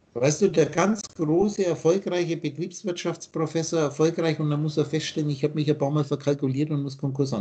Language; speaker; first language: German; native; German